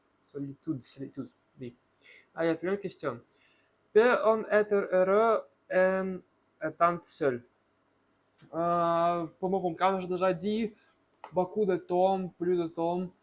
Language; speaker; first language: French; non-native, learner; Russian